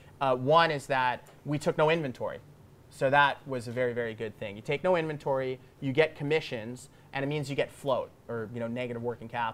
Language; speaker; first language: English; native; English